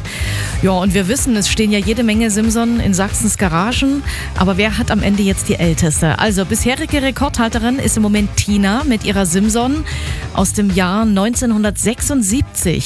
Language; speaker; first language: German; native; German